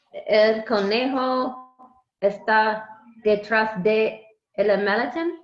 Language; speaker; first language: Spanish; non-native, learner; English